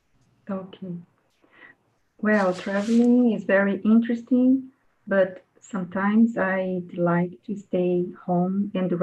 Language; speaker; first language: English; non-native, learner; Portuguese